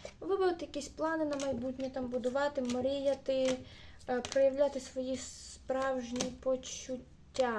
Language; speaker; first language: Ukrainian; native; Ukrainian